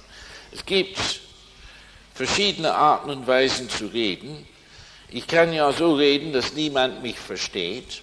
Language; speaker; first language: German; non-native, fluent; English